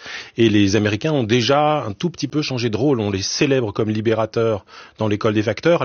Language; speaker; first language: French; native; French